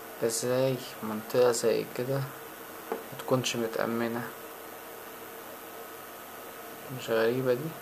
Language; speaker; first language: Arabic; native; Arabic